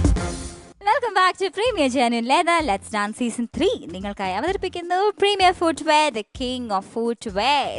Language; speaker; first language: Malayalam; native; Malayalam